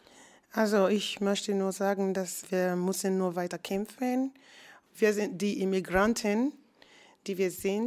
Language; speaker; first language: German; non-native, fluent; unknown